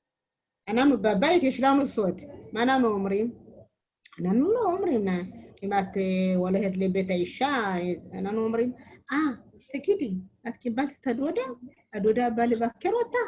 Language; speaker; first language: Hebrew; non-native, learner; Amharic